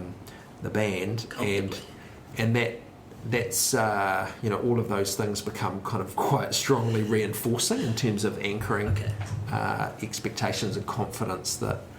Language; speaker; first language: English; native; English